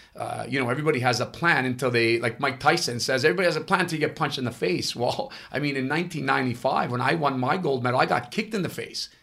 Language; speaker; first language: English; non-native, fluent; Italian